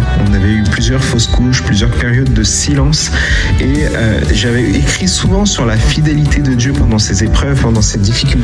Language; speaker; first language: French; native; French